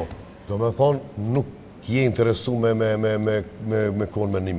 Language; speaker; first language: Albanian; native; Albanian